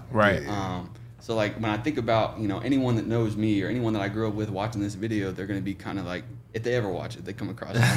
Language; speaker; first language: English; native; English